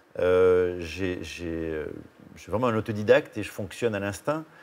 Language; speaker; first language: French; native; French